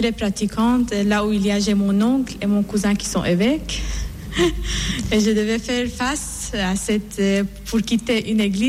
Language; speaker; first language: French; non-native, fluent; Persian